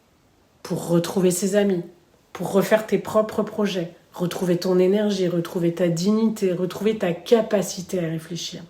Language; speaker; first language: French; native; French